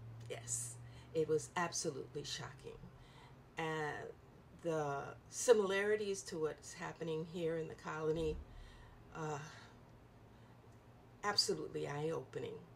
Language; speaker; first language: English; non-native, local second language; Spanish